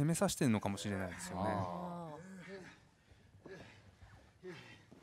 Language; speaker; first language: Japanese; native; Japanese